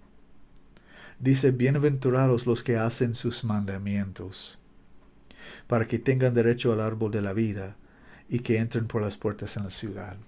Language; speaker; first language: Spanish; non-native, learner; English